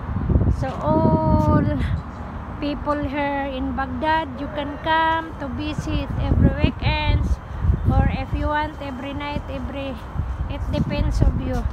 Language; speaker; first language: English; non-native, local second language; Filipino